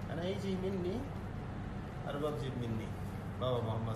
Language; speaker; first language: Arabic; non-native, learner; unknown